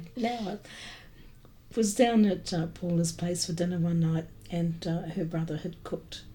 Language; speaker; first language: English; native; English